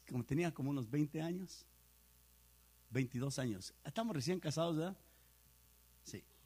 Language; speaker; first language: Spanish; early bilingual, heritage; Spanish